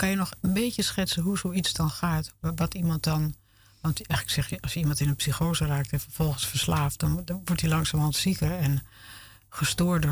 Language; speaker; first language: Dutch; native; Dutch